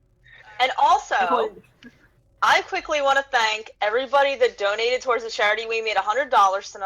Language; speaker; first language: English; native; English